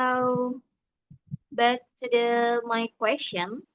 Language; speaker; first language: English; non-native, learner; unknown